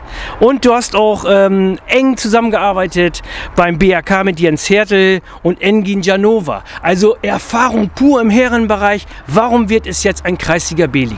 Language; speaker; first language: German; native; German